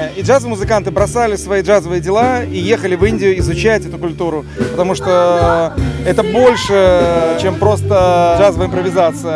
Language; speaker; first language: Russian; native; Russian